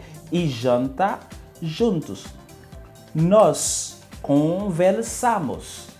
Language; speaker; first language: Portuguese; non-native, learner; Haitian Creole